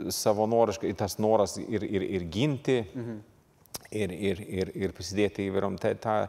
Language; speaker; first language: Lithuanian; non-native, fluent; Swedish